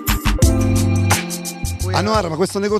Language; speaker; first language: Italian; native; Italian